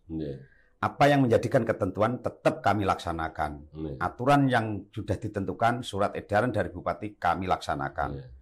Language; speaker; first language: Indonesian; native; Indonesian